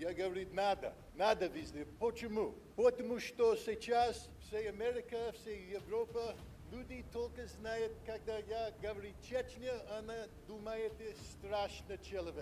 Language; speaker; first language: Russian; non-native, learner; English